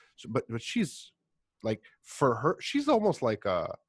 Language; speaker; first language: English; native; English